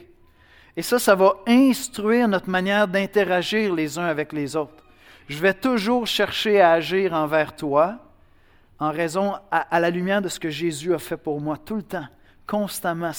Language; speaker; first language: French; native; French